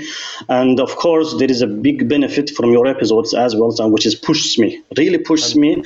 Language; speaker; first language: English; non-native, learner; Azerbaijani